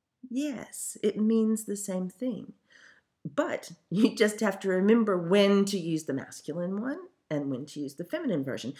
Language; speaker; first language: English; native; English